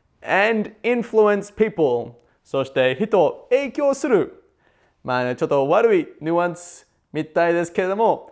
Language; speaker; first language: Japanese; non-native, learner; English